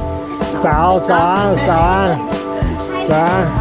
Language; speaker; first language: Chinese; non-native, fluent; Italian